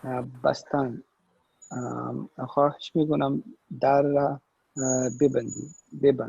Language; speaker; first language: Persian; non-native, learner; Urdu